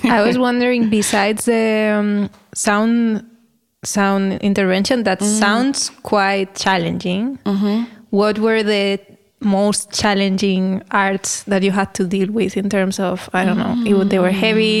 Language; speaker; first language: English; non-native, fluent; Spanish